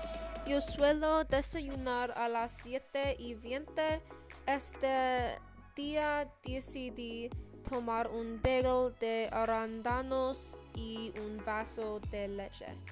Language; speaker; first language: Spanish; non-native, learner; English